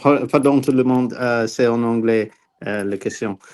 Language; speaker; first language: French; non-native, learner; English